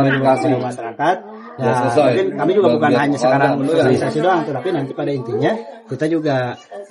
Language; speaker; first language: Indonesian; non-native, local second language; Sundanese